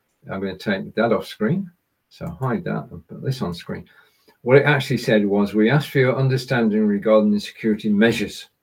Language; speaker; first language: English; native; English